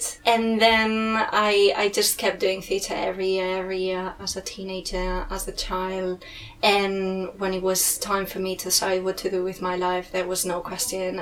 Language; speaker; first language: English; non-native, fluent; Spanish